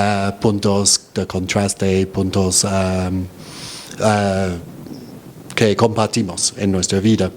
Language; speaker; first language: Spanish; non-native, fluent; English